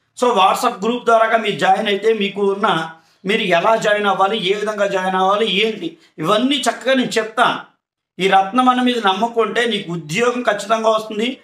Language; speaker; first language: Telugu; native; Telugu